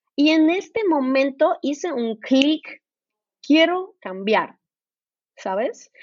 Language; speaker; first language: Spanish; non-native, fluent; Polish